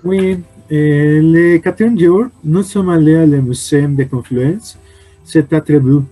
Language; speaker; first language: French; non-native, learner; Spanish